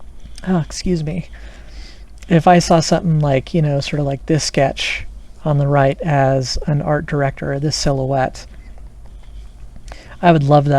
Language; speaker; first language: English; native; English